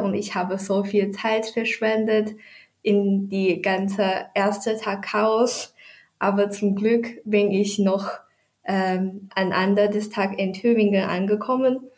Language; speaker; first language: German; non-native, learner; Chinese